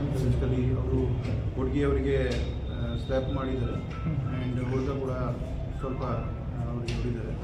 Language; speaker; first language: Kannada; non-native, learner; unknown